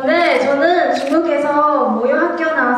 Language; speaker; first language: Korean; non-native, learner; Chinese